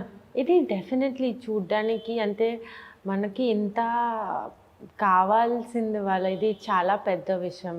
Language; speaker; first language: Telugu; non-native, learner; Bangla